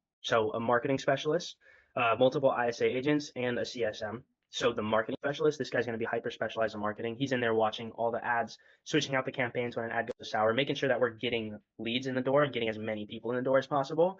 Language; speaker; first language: English; native; English